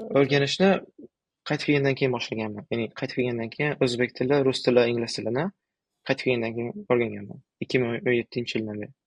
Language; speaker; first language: Uzbek; early bilingual, other home language; Tajik